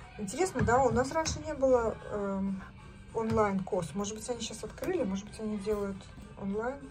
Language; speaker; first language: Russian; native; Russian